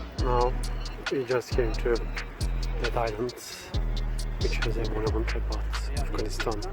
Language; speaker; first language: English; non-native, fluent; Turkish